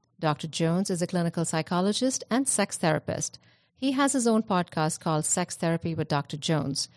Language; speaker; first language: English; non-native, local second language; Punjabi